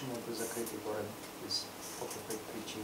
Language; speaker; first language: Russian; non-native, fluent; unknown